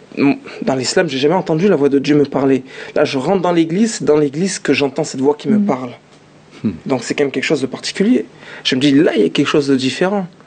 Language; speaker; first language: French; early bilingual, other home language; Arabic